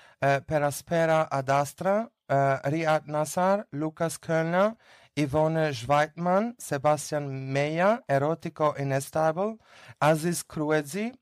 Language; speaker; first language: German; non-native, learner; Greek